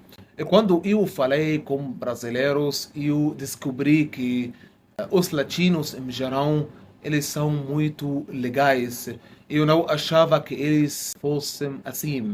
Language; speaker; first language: Portuguese; non-native, fluent; Arabic